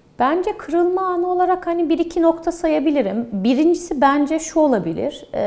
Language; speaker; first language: Turkish; early bilingual, heritage; Turkish